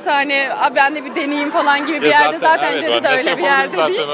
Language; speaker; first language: Turkish; native; Turkish